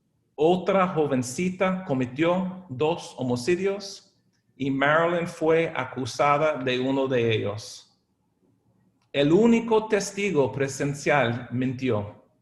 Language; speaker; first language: Spanish; non-native, fluent; English